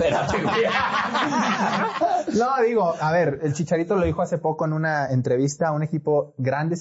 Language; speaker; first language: Spanish; native; Spanish